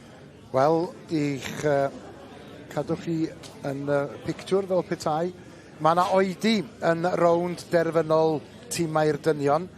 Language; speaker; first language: Welsh; native; Welsh